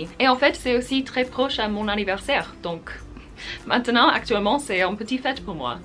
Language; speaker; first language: French; non-native, fluent; English